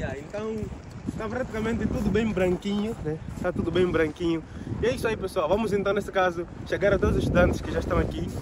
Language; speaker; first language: Portuguese; native; Portuguese